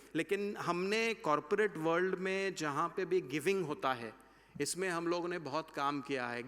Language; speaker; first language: Hindi; non-native, local second language; Marathi